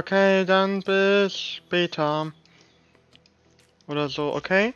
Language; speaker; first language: German; native; German